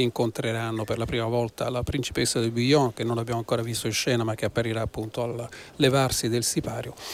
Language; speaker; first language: Italian; native; Italian